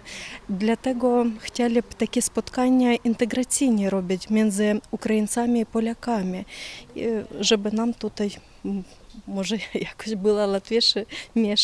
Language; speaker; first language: Polish; non-native, learner; Ukrainian